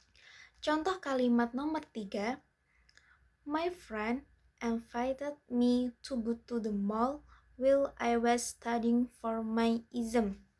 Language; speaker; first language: English; non-native, learner; Indonesian